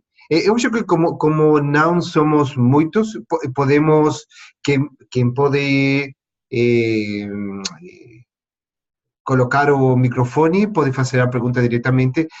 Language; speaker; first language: Portuguese; non-native, fluent; Spanish